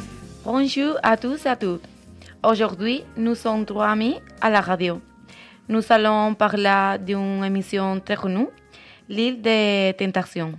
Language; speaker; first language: French; non-native, learner; Spanish